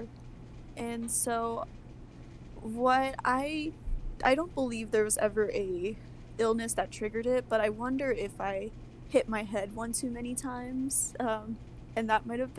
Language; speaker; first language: English; native; English